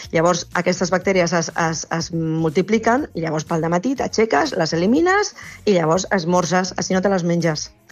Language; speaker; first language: Catalan; native; Catalan